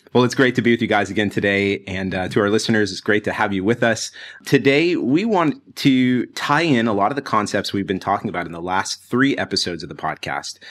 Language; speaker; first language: English; native; English